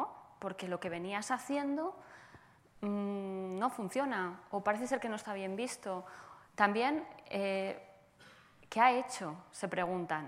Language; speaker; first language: Spanish; native; Spanish